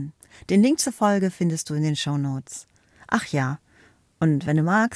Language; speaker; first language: German; native; German